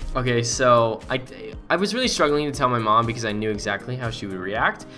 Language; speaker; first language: English; native; English